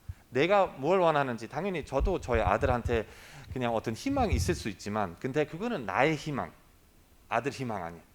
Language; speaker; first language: Korean; non-native, fluent; German